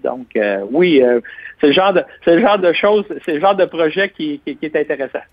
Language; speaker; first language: French; native; French